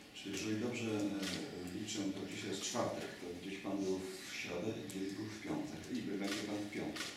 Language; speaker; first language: Polish; native; Polish